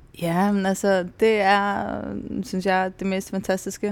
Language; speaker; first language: Danish; non-native, local second language; Faroese